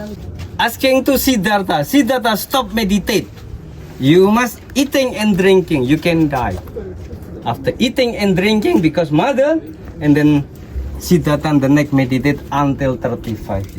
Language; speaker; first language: English; non-native, learner; Indonesian